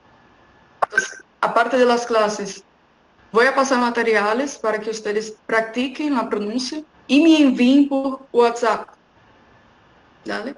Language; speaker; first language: Spanish; non-native, fluent; Portuguese